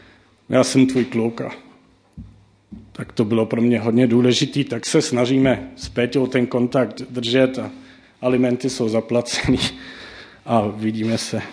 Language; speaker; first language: Czech; non-native, fluent; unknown